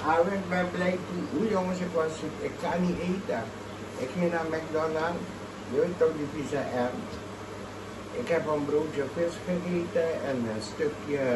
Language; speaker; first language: Dutch; non-native, local second language; Caribbean Hindustani